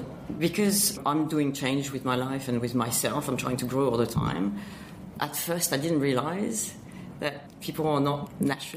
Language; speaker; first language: English; non-native, fluent; French